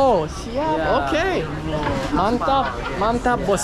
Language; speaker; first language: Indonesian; non-native, learner; English